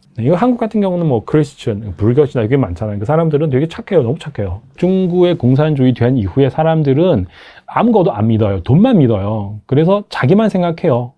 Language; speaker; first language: Korean; non-native, fluent; Chinese